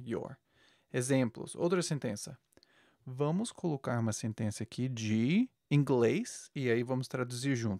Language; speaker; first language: Portuguese; non-native, fluent; English